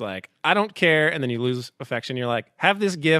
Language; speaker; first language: English; native; English